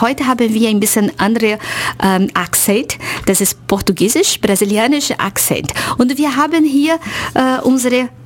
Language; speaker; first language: German; non-native, fluent; Portuguese